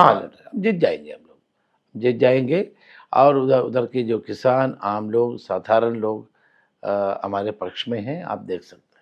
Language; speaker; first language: Hindi; non-native, local second language; Malayalam